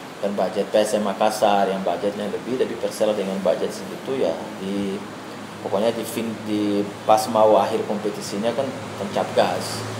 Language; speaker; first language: Indonesian; non-native, fluent; Portuguese